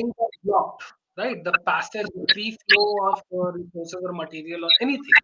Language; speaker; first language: English; non-native, local second language; Hindi